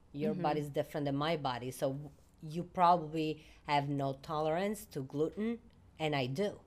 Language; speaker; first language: English; non-native, fluent; Italian